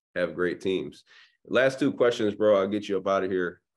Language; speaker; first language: English; native; English